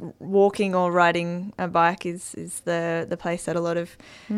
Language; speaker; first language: English; native; English